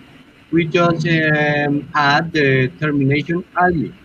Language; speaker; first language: English; non-native, learner; Spanish